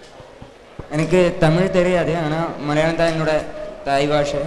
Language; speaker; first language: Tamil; non-native, learner; Malayalam